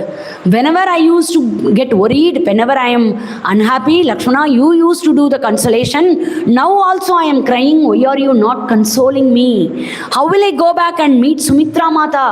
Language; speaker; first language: English; non-native, local second language; Tamil